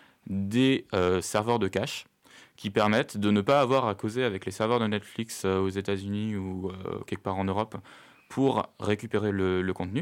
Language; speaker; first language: French; native; French